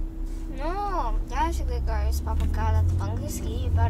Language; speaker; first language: Russian; early bilingual, heritage; English